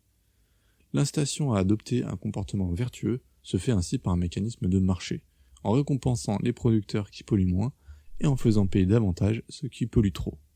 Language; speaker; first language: French; native; French